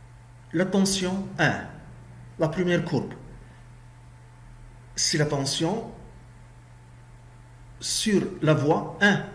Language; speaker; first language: French; non-native, local second language; Arabic